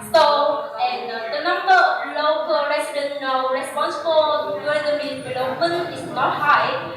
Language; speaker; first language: English; non-native, learner; Vietnamese